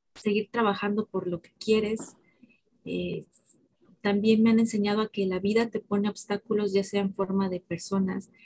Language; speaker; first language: Spanish; native; Spanish